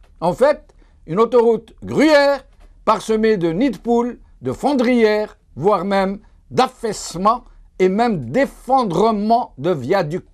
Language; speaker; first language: French; non-native, local second language; Arabic